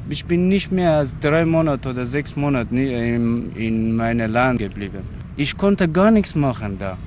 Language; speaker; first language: German; non-native, fluent; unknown